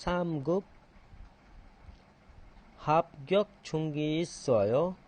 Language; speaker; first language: Korean; non-native, fluent; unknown